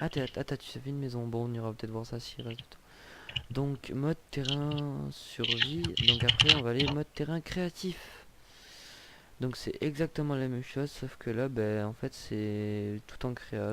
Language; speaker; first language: French; native; French